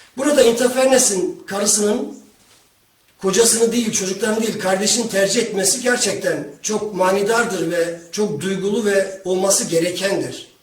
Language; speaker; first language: Turkish; non-native, local second language; Kurdish